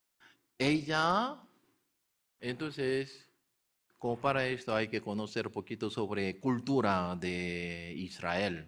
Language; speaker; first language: Spanish; non-native, learner; Korean